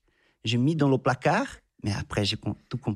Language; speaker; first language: French; non-native, fluent; Portuguese